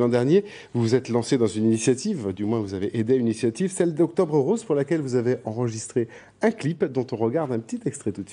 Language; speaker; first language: French; native; French